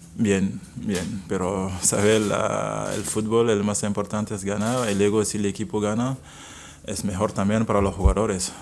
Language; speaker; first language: Spanish; non-native, fluent; Bambara